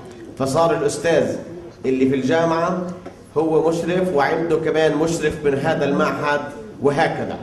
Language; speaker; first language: Arabic; native; Arabic